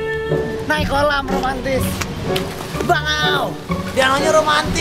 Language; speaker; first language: Indonesian; native; Indonesian